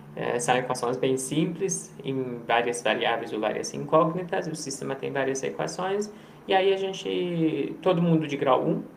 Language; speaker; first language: Portuguese; non-native, fluent; Persian